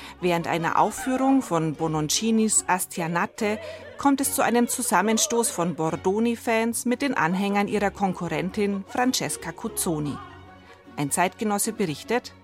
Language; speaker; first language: German; native; German